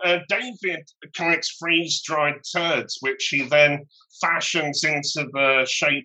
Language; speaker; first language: English; native; English